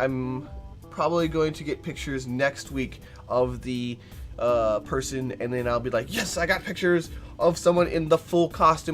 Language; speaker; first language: English; native; English